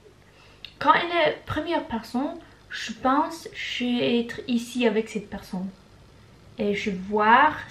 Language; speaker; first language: French; non-native, learner; Norwegian